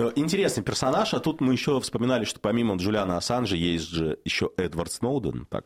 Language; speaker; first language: Russian; native; Russian